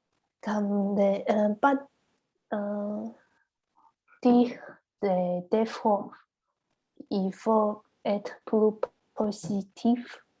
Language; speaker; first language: French; non-native, learner; Chinese